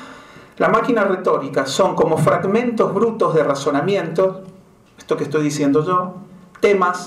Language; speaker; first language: Spanish; native; Spanish